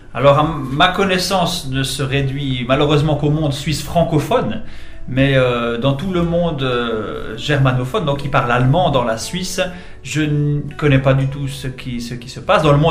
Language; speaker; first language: French; native; French